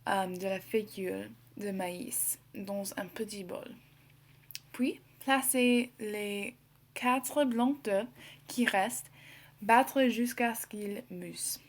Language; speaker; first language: French; non-native, learner; English